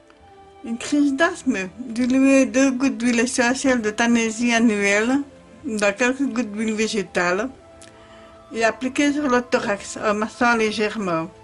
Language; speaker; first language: French; native; French